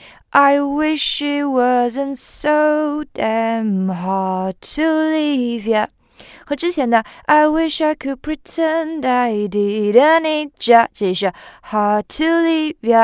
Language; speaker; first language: English; non-native, fluent; Chinese